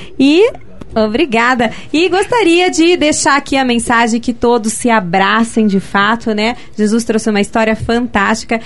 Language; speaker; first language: Portuguese; native; Portuguese